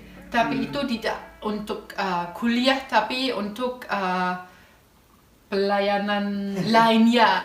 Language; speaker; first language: Indonesian; non-native, fluent; German